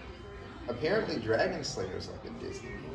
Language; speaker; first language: English; native; English